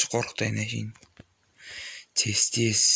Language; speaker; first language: Kazakh; native; Kazakh